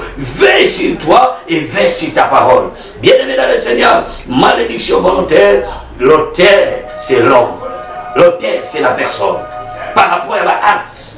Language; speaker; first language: French; non-native, local second language; Lingala